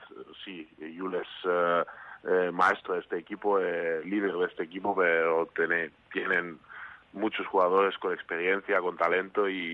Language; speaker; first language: Spanish; non-native, learner; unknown